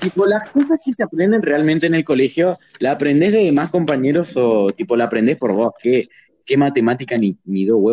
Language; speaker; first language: Spanish; native; Spanish